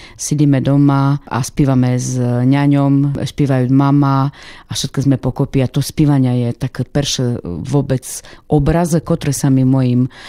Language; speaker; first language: Slovak; non-native, local second language; Rusyn